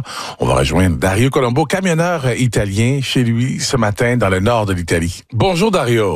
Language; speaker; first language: French; native; French